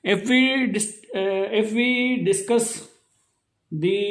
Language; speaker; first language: English; non-native, local second language; Punjabi